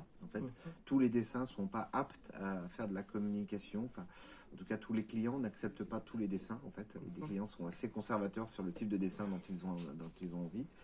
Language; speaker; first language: French; native; French